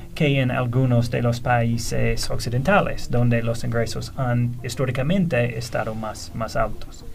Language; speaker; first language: Spanish; non-native, fluent; English